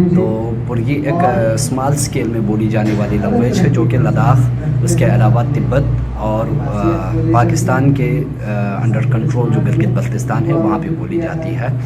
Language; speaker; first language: Hindi; non-native, local second language; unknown